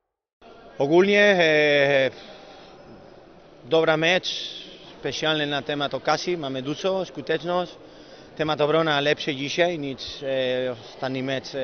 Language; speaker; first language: Polish; non-native, learner; Spanish